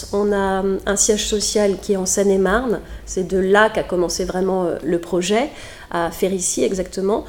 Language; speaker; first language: French; native; French